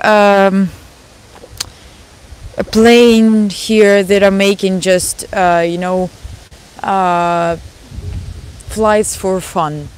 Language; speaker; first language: English; non-native, fluent; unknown